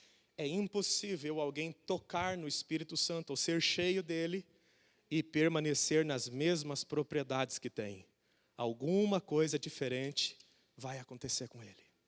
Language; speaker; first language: Portuguese; native; Portuguese